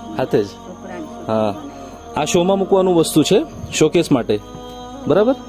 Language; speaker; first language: Hindi; non-native, local second language; Gujarati